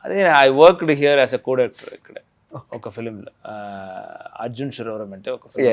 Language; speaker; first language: Telugu; non-native, learner; Tamil